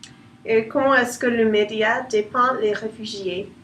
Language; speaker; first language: French; non-native, learner; English